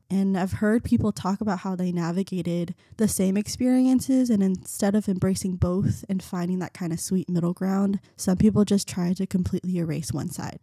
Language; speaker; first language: English; early bilingual, other home language; Vietnamese